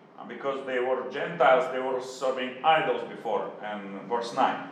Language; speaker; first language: English; non-native, learner; Russian